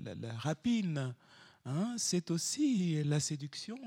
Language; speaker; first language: French; native; French